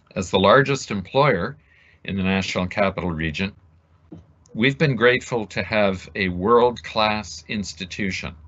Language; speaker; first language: English; native; English